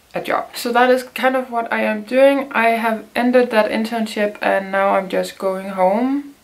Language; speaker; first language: English; non-native, fluent; Danish